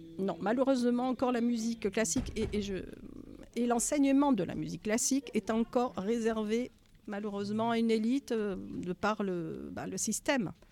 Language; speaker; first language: French; native; French